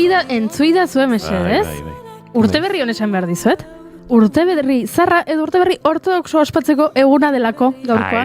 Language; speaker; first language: Basque; native; Basque